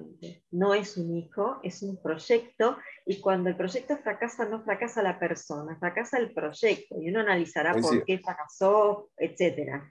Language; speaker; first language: Spanish; native; Spanish